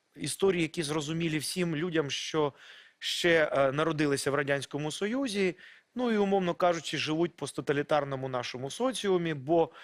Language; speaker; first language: Ukrainian; non-native, local second language; Russian